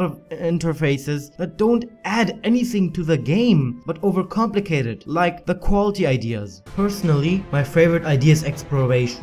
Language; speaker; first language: English; non-native, fluent; German